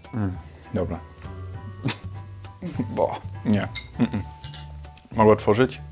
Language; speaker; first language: Polish; non-native, learner; German